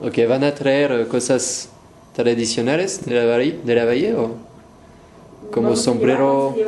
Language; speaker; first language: Spanish; non-native, fluent; French